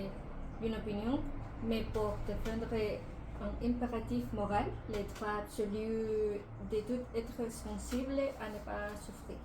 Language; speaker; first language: French; non-native, learner; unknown